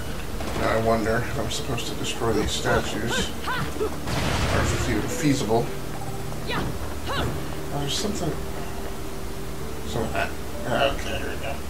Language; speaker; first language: English; native; English